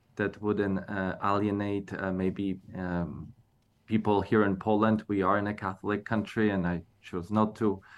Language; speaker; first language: English; non-native, fluent; Polish